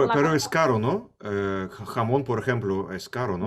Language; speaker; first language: Spanish; non-native, learner; Russian